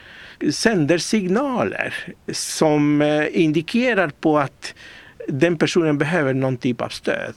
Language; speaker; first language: Swedish; non-native, fluent; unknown